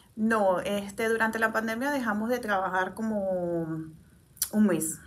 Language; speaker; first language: Spanish; native; Spanish